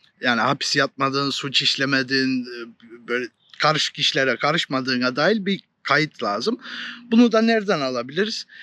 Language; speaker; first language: Turkish; native; Turkish